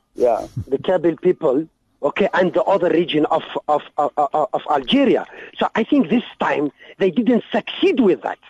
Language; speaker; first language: English; non-native, fluent; Arabic